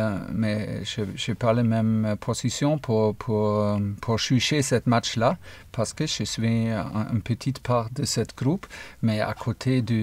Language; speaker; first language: French; non-native, fluent; German